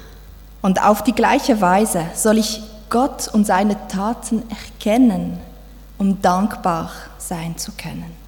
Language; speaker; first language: German; non-native, fluent; French